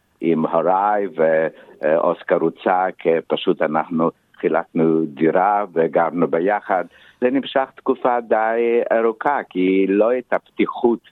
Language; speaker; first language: Hebrew; non-native, fluent; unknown